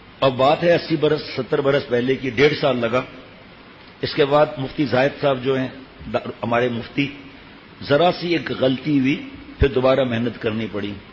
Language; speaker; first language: Urdu; native; Urdu